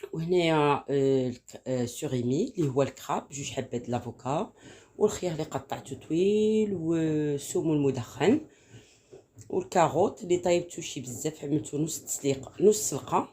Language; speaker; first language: Arabic; native; Arabic